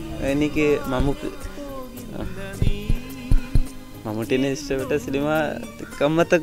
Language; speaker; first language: Malayalam; early bilingual, other home language; Hindi